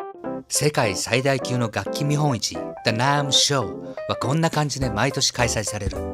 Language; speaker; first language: Japanese; native; Japanese